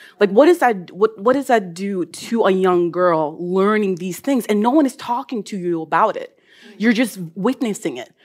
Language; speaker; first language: English; non-native, fluent; Norwegian